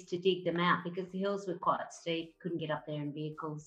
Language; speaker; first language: English; native; English